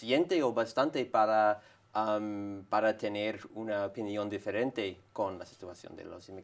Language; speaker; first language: Spanish; non-native, fluent; English